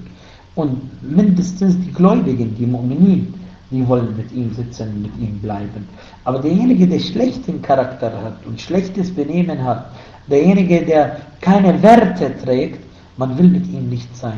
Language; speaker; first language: German; non-native, fluent; Arabic